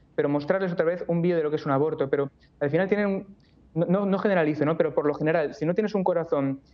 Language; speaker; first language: Spanish; native; Spanish